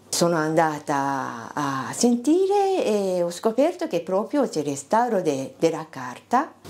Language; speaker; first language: Italian; non-native, fluent; Japanese